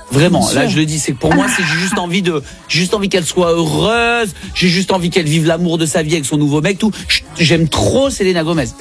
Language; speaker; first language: French; native; French